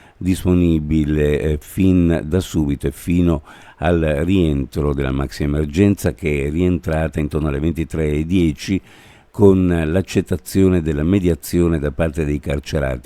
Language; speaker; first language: Italian; native; Italian